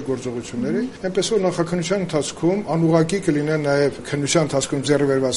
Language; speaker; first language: Armenian; native; Armenian